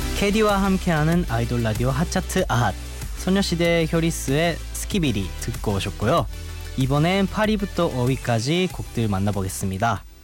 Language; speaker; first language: Korean; non-native, fluent; Japanese